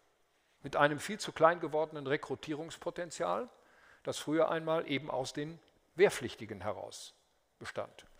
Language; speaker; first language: German; native; German